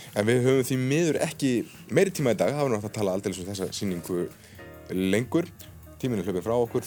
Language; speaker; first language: Icelandic; native; Icelandic